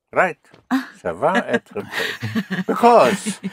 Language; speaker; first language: French; non-native, fluent; English